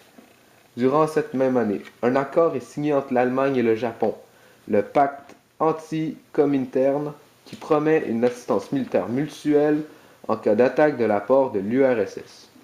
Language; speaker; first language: French; native; French